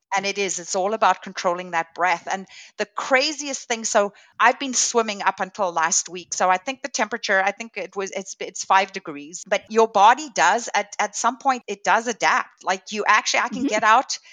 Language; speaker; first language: English; native; English